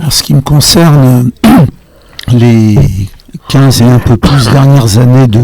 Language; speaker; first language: French; native; French